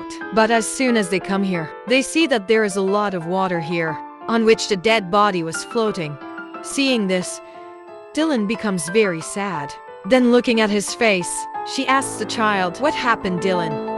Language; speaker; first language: English; non-native, local second language; Hindi